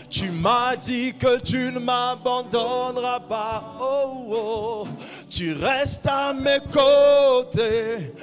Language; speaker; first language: French; non-native, local second language; Lingala